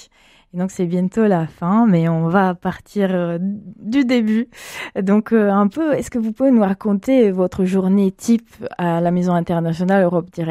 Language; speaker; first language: French; native; French